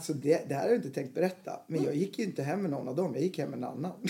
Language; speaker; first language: Swedish; native; Swedish